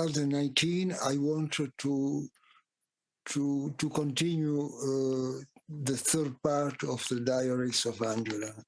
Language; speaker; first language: English; non-native, fluent; Italian